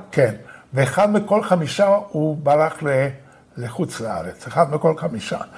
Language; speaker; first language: Hebrew; non-native, fluent; Spanish